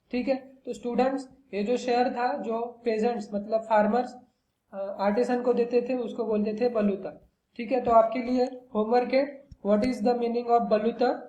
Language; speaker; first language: Hindi; non-native, local second language; Marathi